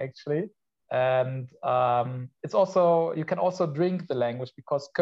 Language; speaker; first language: English; non-native, fluent; Polish